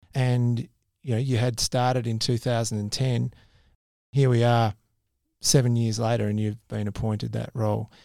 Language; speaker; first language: English; native; English